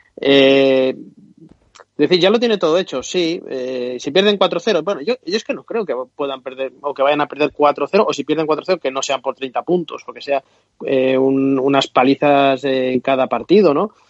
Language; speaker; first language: Spanish; native; Spanish